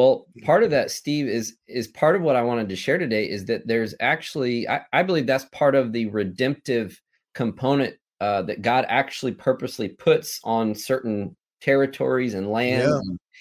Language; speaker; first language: English; native; English